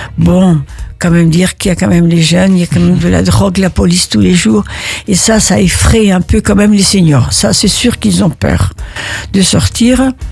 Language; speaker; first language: French; early bilingual, other home language; Italian